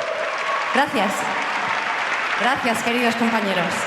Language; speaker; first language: Spanish; native; Spanish